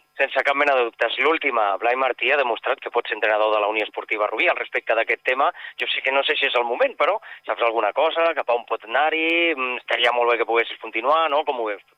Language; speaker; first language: Catalan; native; Catalan